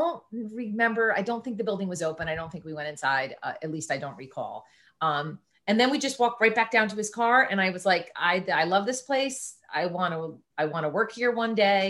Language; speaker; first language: English; native; English